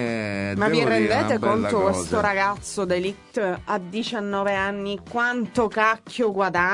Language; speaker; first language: Italian; native; Italian